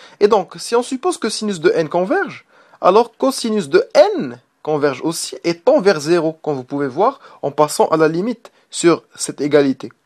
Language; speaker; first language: French; non-native, local second language; Arabic